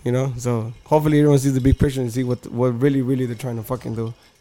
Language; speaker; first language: English; early bilingual, other home language; Spanish